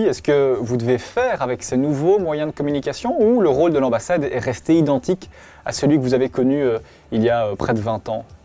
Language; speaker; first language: French; native; French